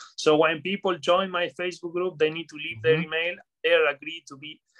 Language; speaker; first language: English; non-native, fluent; Spanish